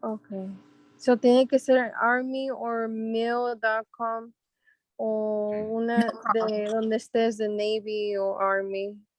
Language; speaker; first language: Spanish; early bilingual, heritage; Spanish